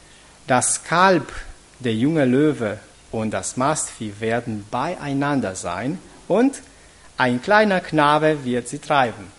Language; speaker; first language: German; non-native, fluent; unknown